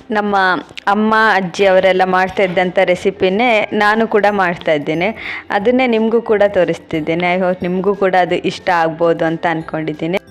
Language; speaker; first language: Kannada; non-native, local second language; Tulu